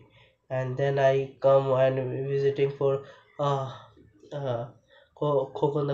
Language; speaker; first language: English; non-native, learner; Bangla